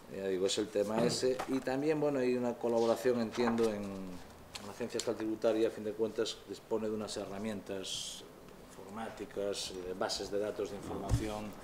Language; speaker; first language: Spanish; native; Spanish